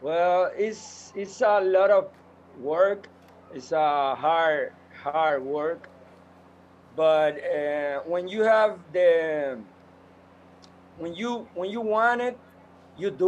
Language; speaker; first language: English; non-native, fluent; Spanish